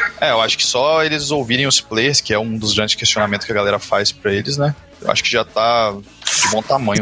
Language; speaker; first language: Portuguese; native; Portuguese